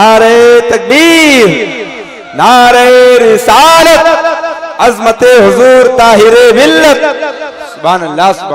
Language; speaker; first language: Hindi; native; Hindi